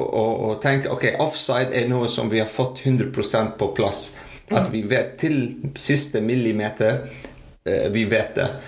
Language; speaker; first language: Norwegian; non-native, fluent; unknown